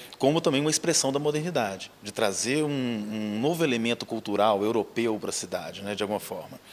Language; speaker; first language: Portuguese; native; Portuguese